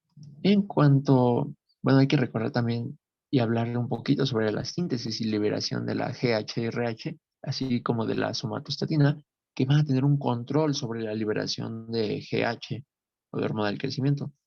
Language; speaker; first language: Spanish; native; Spanish